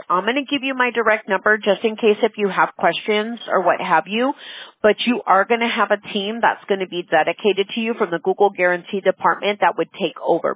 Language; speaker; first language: English; early bilingual, other home language; Spanish